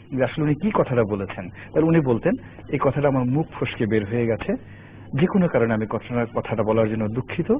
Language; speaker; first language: Bangla; native; Bangla